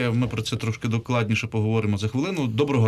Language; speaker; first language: Ukrainian; native; Ukrainian